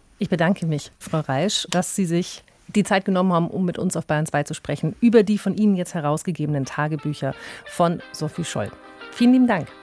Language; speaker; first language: German; native; German